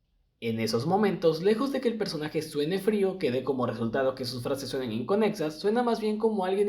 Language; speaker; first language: Spanish; native; Spanish